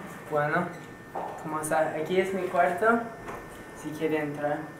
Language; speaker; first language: Spanish; non-native, fluent; English